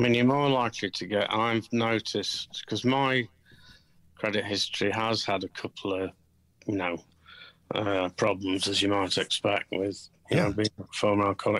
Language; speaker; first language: English; native; English